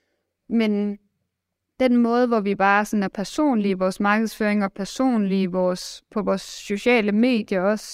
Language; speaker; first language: Danish; native; Danish